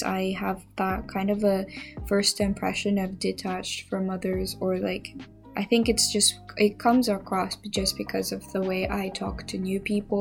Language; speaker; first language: English; non-native, fluent; Japanese